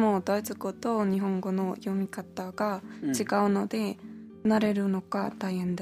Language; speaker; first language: Japanese; non-native, learner; German